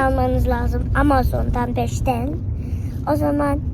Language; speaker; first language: Turkish; early bilingual, heritage; Turkish